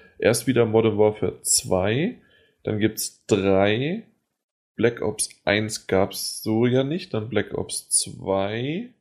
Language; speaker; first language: German; native; German